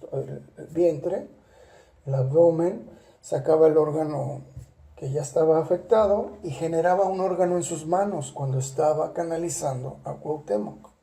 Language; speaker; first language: Spanish; native; Spanish